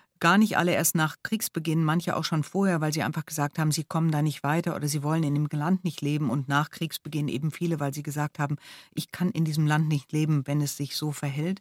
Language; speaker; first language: German; native; German